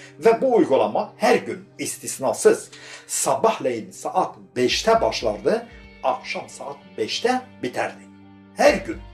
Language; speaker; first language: Turkish; non-native, local second language; Kurdish